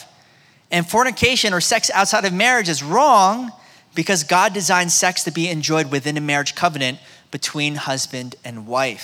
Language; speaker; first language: English; native; English